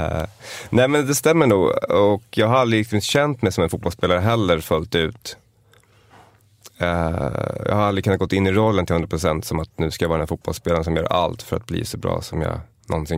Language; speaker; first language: Swedish; native; Swedish